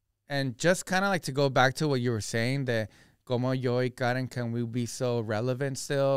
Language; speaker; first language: English; early bilingual, other home language; Spanish